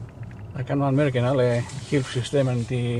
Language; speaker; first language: German; non-native, fluent; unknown